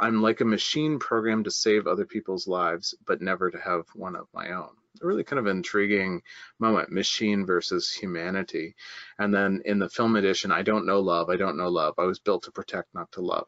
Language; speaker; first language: English; native; English